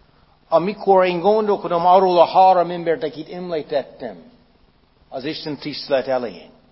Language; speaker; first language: Hungarian; non-native, fluent; English